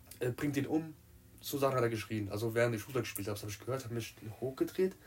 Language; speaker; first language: German; native; German